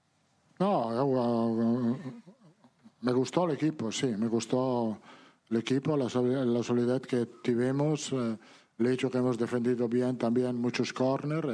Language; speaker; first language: Portuguese; non-native, learner; Italian